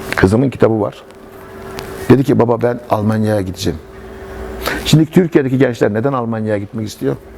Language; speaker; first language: Turkish; native; Turkish